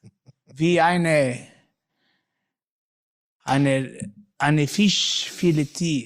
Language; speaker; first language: German; non-native, learner; Italian